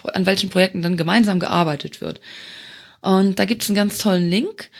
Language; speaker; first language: German; non-native, local second language; Luxembourgish